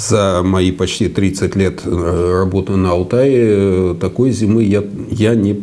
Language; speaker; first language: Russian; native; Russian